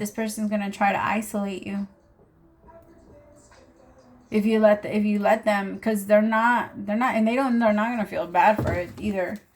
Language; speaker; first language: English; native; English